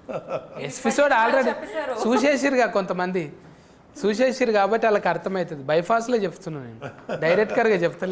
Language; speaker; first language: Telugu; native; Telugu